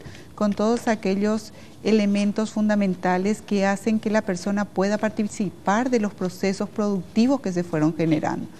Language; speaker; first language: Spanish; native; Spanish